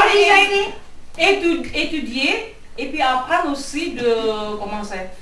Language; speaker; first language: French; non-native, fluent; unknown